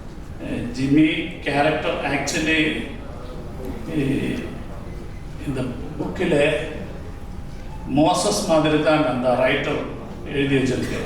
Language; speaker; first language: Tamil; non-native, learner; Malayalam